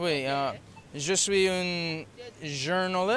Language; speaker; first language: French; non-native, learner; English